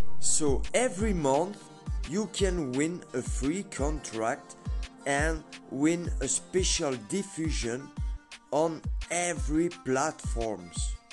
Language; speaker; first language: English; non-native, learner; French